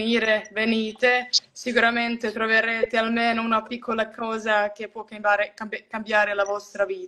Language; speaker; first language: Italian; non-native, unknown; Croatian